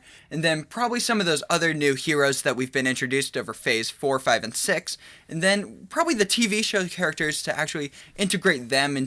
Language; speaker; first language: English; native; English